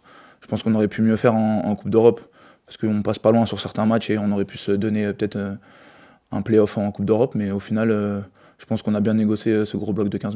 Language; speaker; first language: French; native; French